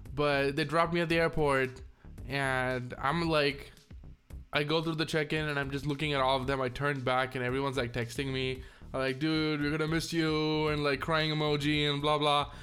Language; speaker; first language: English; non-native, local second language; Tamil